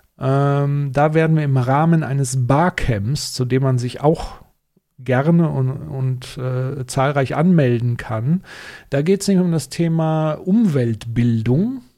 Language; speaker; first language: German; native; German